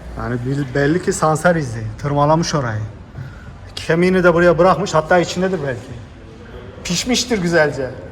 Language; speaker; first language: Turkish; early bilingual, heritage; Turkish